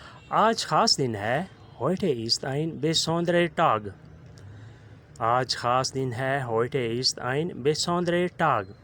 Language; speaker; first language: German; non-native, learner; Urdu